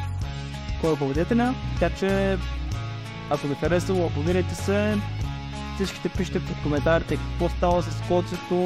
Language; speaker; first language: Bulgarian; native; Bulgarian